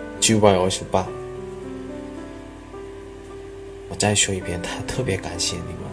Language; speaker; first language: Chinese; non-native, learner; Korean